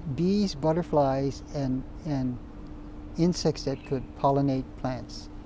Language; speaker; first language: English; native; English